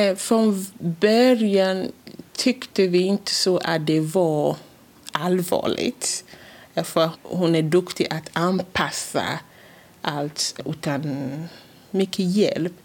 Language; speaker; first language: Swedish; non-native, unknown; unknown